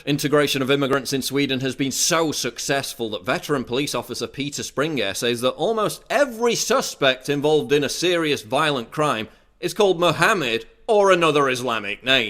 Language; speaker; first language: English; native; English